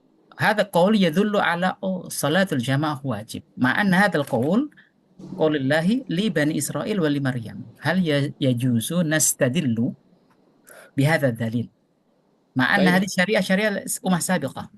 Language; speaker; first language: Arabic; non-native, learner; Indonesian